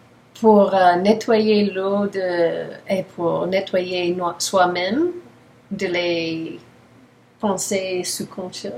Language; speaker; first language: French; non-native, learner; English